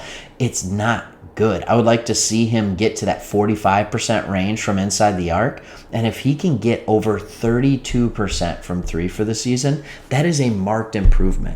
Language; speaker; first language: English; native; English